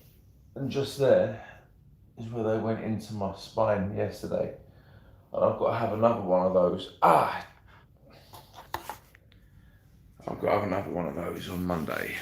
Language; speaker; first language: English; native; English